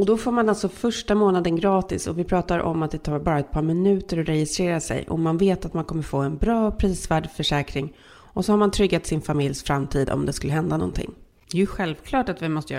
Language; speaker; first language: Swedish; native; Swedish